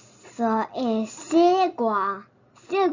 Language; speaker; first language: Chinese; early bilingual, heritage; Chinese